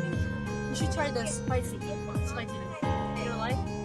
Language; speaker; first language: English; non-native, learner; Indonesian